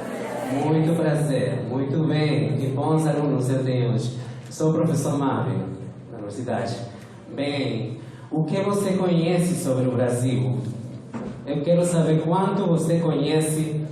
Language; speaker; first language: Portuguese; non-native, fluent; Spanish